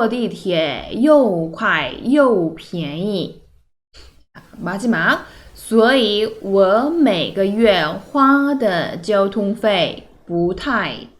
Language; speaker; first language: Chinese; non-native, fluent; Korean